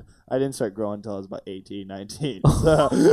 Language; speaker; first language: English; native; English